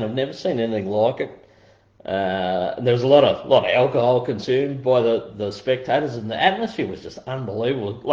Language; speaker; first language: English; native; English